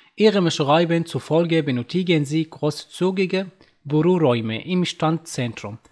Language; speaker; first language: German; non-native, learner; Arabic